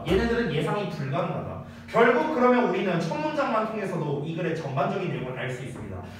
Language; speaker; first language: Korean; native; Korean